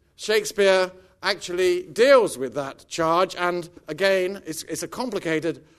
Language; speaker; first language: English; native; English